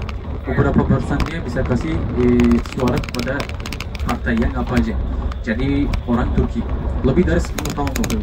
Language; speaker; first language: Indonesian; non-native, fluent; Turkish